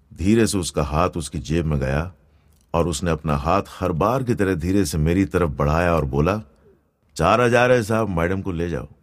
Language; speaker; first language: Hindi; non-native, local second language; Gujarati